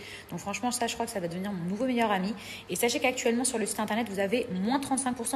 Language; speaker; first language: French; native; French